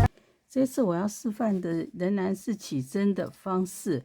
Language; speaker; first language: Chinese; native; Chinese